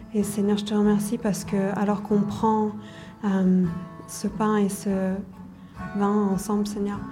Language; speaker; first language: French; non-native, fluent; German